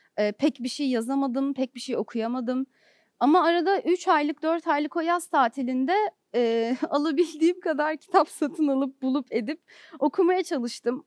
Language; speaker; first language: Turkish; native; Turkish